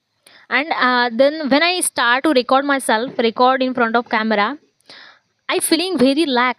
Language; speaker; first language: English; non-native, learner; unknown